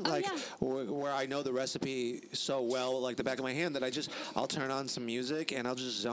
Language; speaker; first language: English; native; English